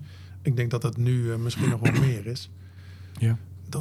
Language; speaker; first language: Dutch; native; Dutch